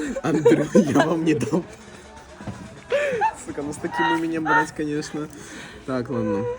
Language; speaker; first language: Russian; native; Russian